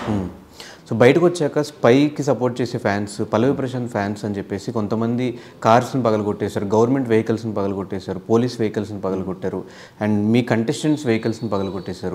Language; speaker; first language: Telugu; native; Telugu